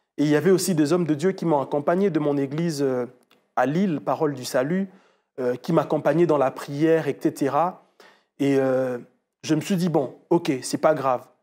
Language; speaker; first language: French; non-native, local second language; Lingala